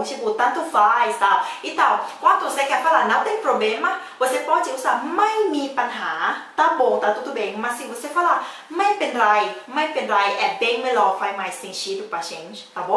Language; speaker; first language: Portuguese; non-native, learner; Thai